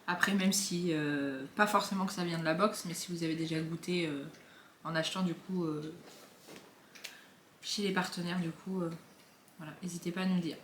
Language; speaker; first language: French; native; French